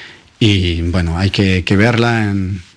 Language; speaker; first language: Spanish; non-native, fluent; French